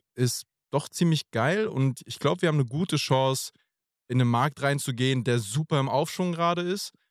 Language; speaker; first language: German; native; German